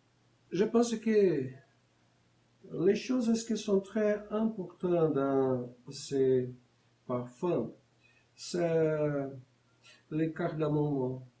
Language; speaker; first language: French; non-native, learner; Portuguese